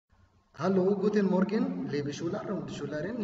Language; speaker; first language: German; non-native, fluent; Arabic